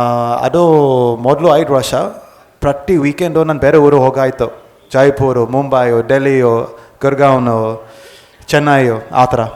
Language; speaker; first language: Kannada; non-native, fluent; English